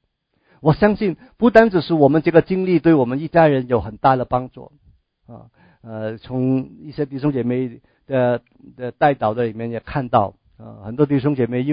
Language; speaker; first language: Chinese; native; Chinese